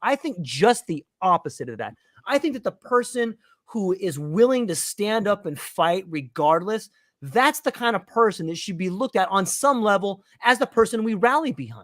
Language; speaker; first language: English; native; English